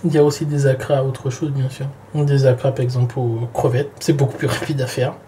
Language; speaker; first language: French; native; French